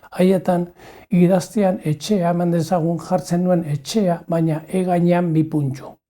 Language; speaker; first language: Basque; non-native, local second language; Spanish